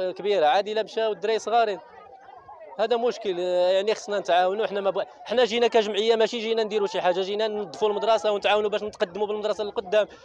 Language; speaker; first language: Arabic; native; Arabic